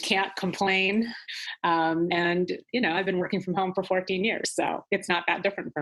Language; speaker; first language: English; native; English